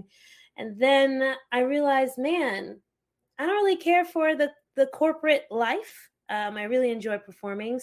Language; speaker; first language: English; early bilingual, other home language; Haitian Creole